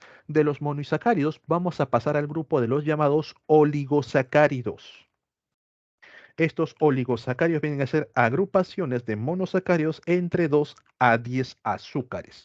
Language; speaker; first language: Spanish; native; Spanish